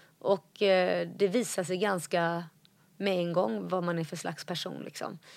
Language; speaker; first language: Swedish; native; Swedish